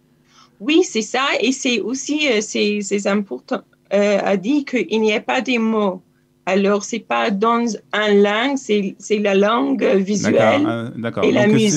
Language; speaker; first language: French; non-native, learner; Hebrew